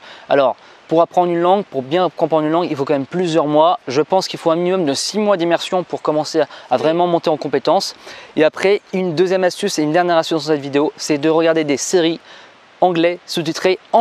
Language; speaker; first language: French; native; French